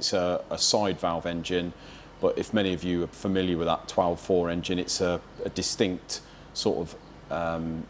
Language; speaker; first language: English; native; English